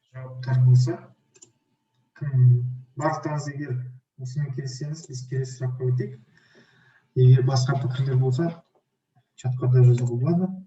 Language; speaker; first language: Kazakh; native; Kazakh